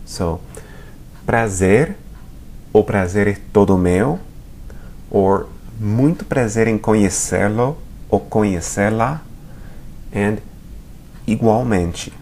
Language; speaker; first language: Portuguese; non-native, fluent; English